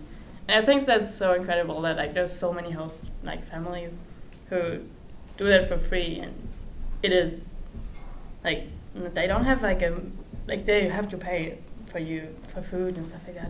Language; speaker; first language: English; non-native, fluent; German